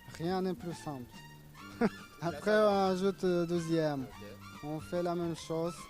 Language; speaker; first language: French; non-native, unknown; Ukrainian